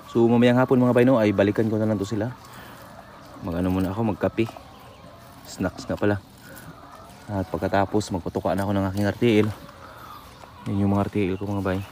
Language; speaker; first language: Filipino; non-native, local second language; Cebuano